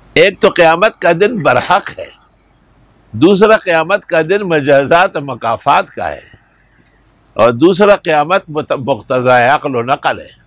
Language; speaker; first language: Urdu; non-native, local second language; Pashto